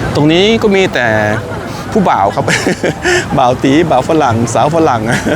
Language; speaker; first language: Thai; native; Thai